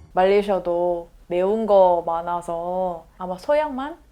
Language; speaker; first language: Korean; non-native, fluent; Chinese